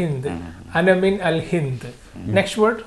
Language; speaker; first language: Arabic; non-native, learner; Malayalam